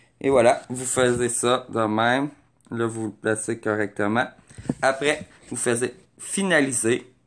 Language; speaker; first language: French; native; French